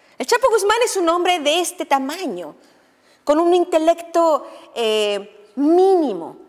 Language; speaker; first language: Spanish; native; Spanish